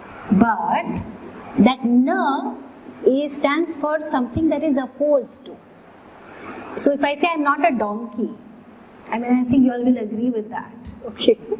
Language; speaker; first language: English; non-native, local second language; Tamil